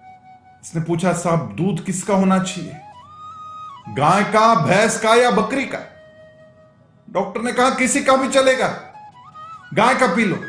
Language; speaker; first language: Hindi; native; Hindi